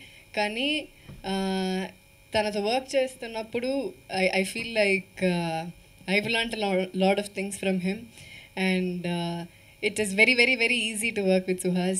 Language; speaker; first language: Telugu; non-native, fluent; Malayalam